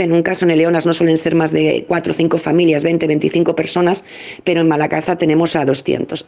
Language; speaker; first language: Spanish; native; Spanish